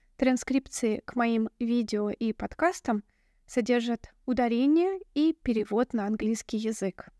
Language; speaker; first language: Russian; native; Russian